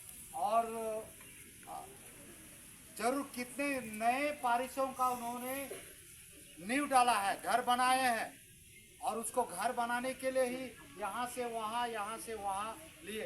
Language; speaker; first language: Hindi; native; Hindi